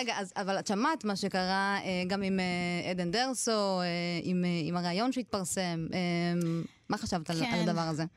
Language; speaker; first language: Hebrew; native; Hebrew